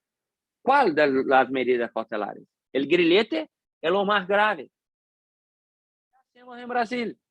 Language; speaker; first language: Spanish; non-native, fluent; Portuguese